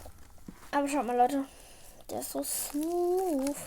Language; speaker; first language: German; native; German